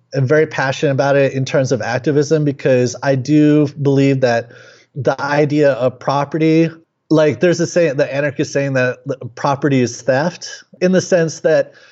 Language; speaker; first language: English; native; English